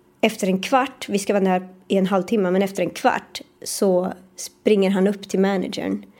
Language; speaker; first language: Swedish; native; Swedish